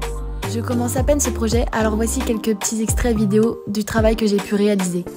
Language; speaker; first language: French; native; French